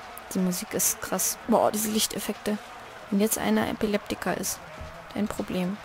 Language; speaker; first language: German; native; German